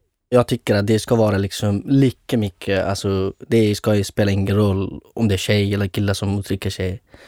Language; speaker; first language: Swedish; non-native, fluent; Persian